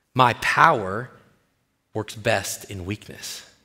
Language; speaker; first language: English; native; English